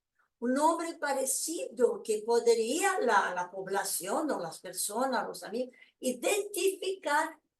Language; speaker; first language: Spanish; non-native, fluent; Portuguese